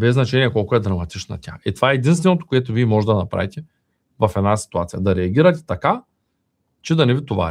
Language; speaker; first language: Bulgarian; native; Bulgarian